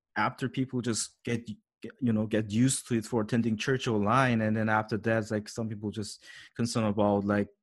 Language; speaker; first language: English; non-native, learner; Korean